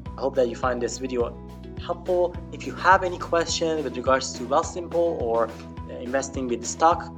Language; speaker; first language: English; non-native, fluent; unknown